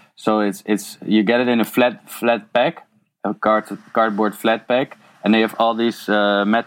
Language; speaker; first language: English; non-native, fluent; Dutch